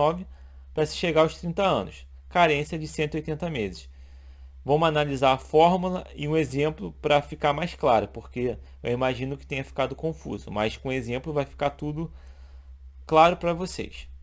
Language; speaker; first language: Portuguese; native; Portuguese